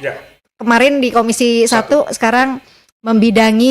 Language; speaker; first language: Indonesian; native; Indonesian